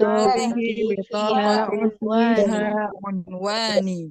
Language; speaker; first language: Arabic; non-native, learner; Indonesian